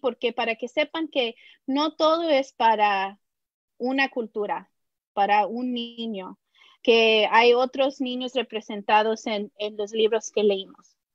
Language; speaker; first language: Spanish; early bilingual, heritage; Spanish